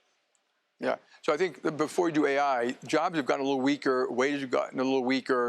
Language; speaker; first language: English; native; English